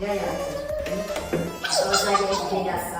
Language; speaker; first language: German; non-native, learner; Filipino